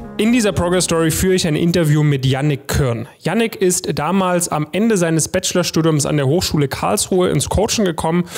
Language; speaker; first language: German; native; German